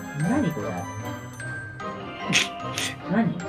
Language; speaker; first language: Japanese; native; Japanese